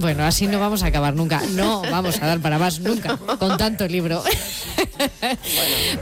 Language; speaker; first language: Spanish; native; Spanish